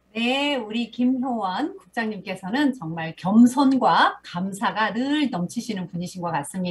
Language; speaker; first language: Korean; native; Korean